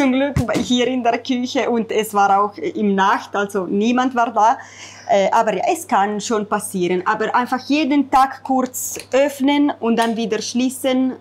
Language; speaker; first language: German; non-native, fluent; Italian